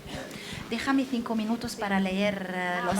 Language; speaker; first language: Spanish; non-native, fluent; Arabic